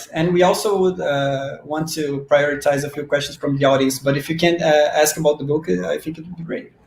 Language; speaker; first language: English; non-native, fluent; Portuguese